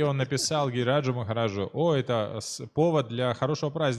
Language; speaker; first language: Russian; native; Russian